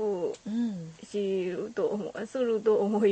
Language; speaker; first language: Japanese; non-native, learner; Burmese